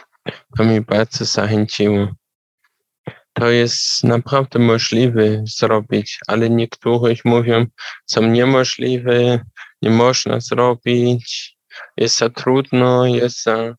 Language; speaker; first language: Polish; non-native, learner; German